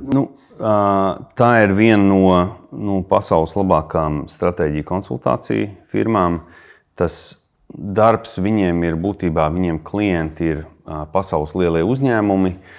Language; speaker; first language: Latvian; early bilingual, heritage; Latvian